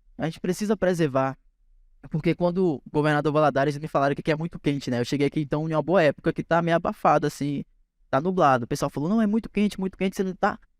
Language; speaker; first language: Portuguese; native; Portuguese